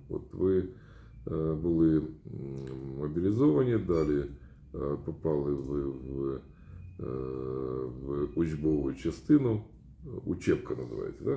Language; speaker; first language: Ukrainian; native; Ukrainian